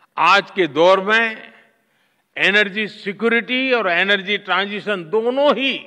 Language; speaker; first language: Hindi; non-native, local second language; Gujarati